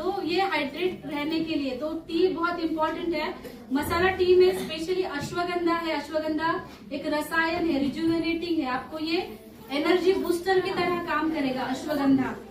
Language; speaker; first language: Hindi; non-native, local second language; Marathi